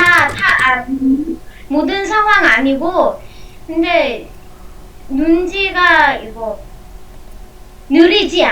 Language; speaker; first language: Korean; non-native, learner; Vietnamese